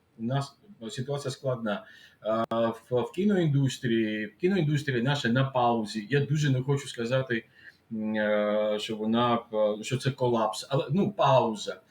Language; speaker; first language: Ukrainian; non-native, fluent; Georgian